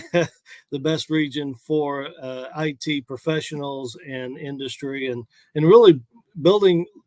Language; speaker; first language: English; native; English